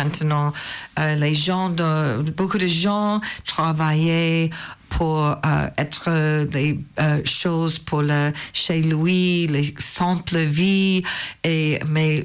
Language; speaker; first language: French; non-native, learner; English